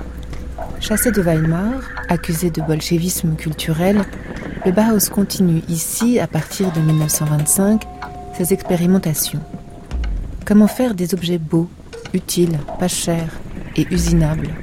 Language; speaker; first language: French; native; French